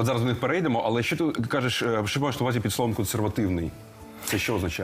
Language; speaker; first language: Ukrainian; native; Ukrainian